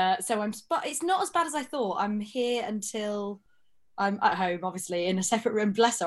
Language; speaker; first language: English; native; English